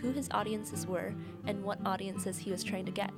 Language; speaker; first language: English; non-native, local second language; Cantonese